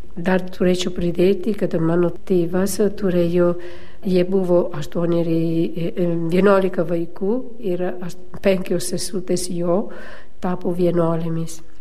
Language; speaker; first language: Lithuanian; non-native, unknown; Italian